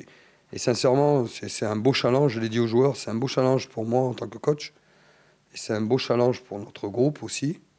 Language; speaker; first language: French; native; French